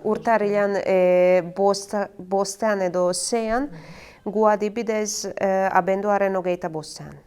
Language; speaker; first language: Basque; non-native, learner; Croatian